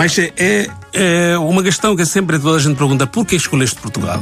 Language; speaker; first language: Portuguese; non-native, learner; Bangla